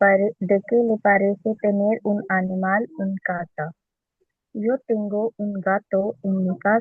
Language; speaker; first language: Spanish; non-native, learner; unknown